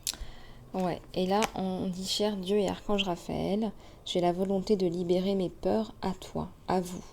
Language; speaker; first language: French; native; French